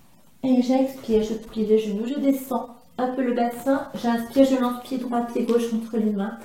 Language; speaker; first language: French; native; French